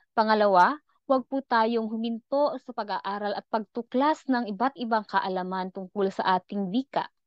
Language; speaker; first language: Filipino; non-native, local second language; Cebuano